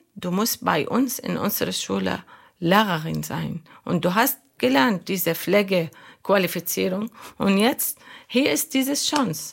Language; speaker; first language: German; non-native, learner; Arabic